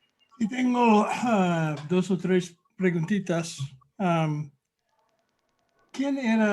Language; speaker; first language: Spanish; non-native, fluent; English